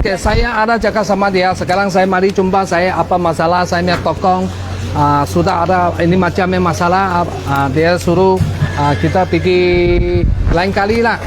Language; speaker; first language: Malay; non-native, local second language; Cantonese